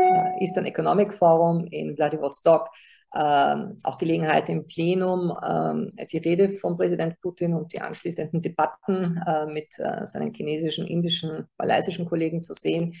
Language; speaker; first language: German; native; German